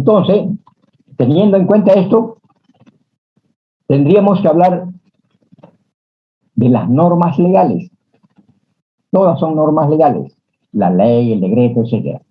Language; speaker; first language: Spanish; native; Spanish